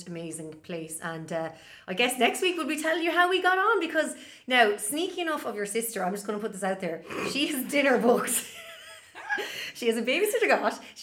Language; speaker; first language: English; native; English